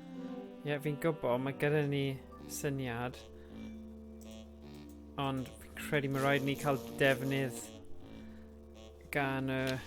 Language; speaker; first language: Welsh; native; Welsh